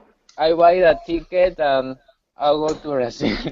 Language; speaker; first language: English; non-native, learner; Spanish